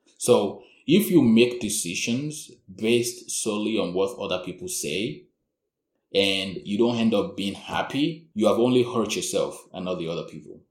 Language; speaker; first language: English; non-native, local second language; Yoruba